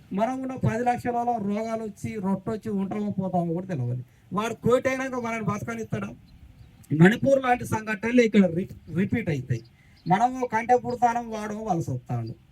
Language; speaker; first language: Telugu; non-native, local second language; Koya